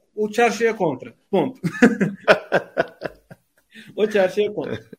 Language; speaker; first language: Portuguese; non-native, fluent; Turkish